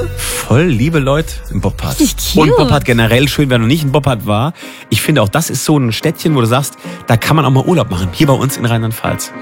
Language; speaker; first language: German; native; German